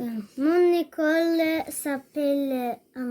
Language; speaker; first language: French; non-native, learner; Arabic